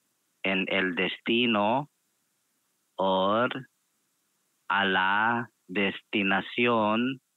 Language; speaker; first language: Spanish; non-native, fluent; Filipino